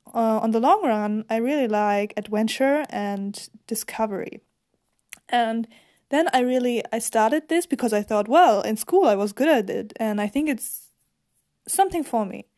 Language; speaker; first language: English; non-native, fluent; German